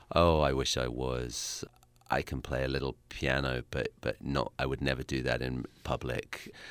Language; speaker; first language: English; native; English